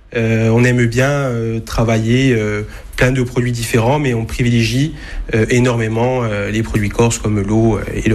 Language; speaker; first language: French; native; French